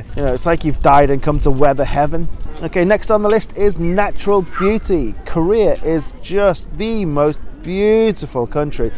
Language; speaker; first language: English; native; English